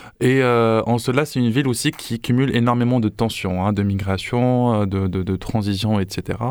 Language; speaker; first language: French; non-native, local second language; Arabic